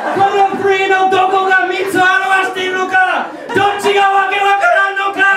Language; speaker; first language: Japanese; non-native, fluent; English